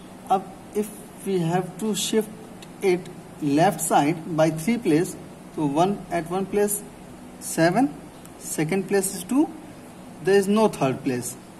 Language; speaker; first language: English; non-native, local second language; Hindi